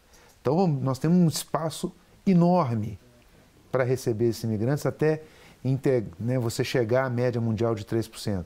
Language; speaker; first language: Portuguese; native; Portuguese